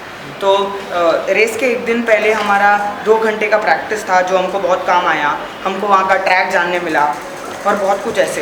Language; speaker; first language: Hindi; non-native, local second language; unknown